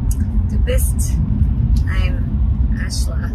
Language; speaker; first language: German; non-native, learner; Korean